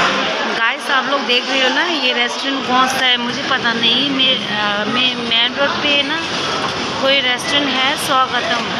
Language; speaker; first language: Hindi; non-native, local second language; Tibetan